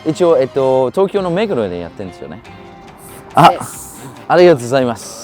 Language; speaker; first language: Japanese; early bilingual, heritage; English